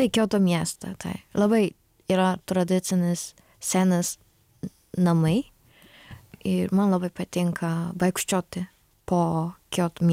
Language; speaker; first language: Lithuanian; non-native, learner; Japanese